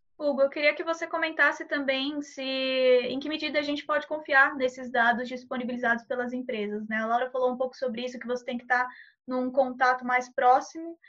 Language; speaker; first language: Portuguese; native; Portuguese